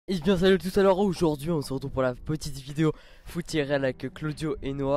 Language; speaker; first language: French; native; French